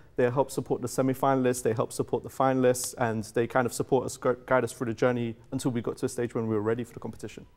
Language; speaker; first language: English; native; English